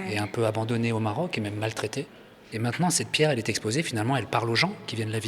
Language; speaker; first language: French; native; French